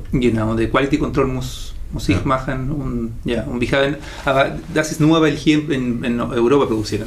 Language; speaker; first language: German; non-native, learner; Spanish